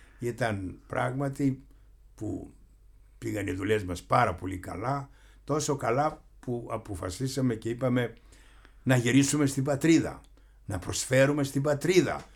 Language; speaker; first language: Greek; native; Greek